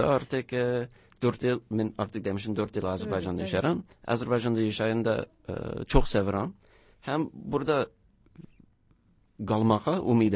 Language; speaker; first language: Turkish; non-native, learner; English